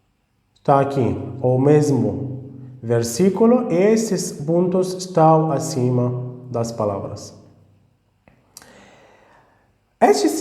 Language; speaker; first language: Portuguese; non-native, fluent; Arabic